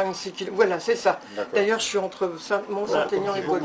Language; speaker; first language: French; native; French